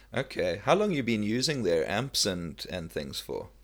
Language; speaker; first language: English; native; English